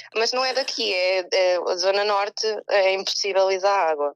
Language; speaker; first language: Portuguese; native; Portuguese